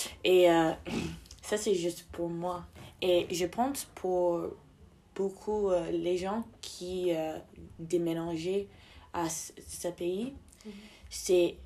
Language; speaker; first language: French; non-native, learner; English